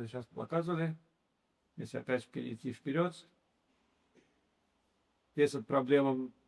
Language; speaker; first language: Russian; early bilingual, heritage; English